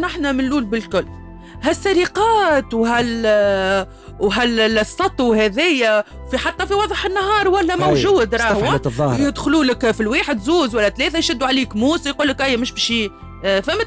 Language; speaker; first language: Arabic; native; Arabic